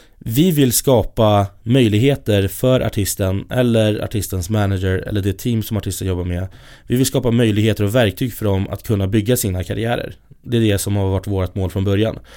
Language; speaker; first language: Swedish; native; Swedish